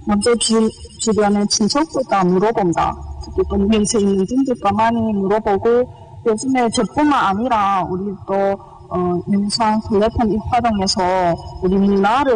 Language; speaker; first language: Korean; early bilingual, heritage; Korean